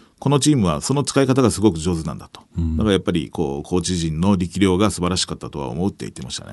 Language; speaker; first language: Japanese; native; Japanese